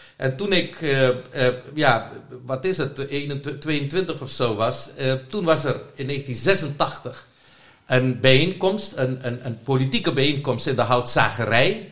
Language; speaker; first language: Dutch; non-native, local second language; Caribbean Hindustani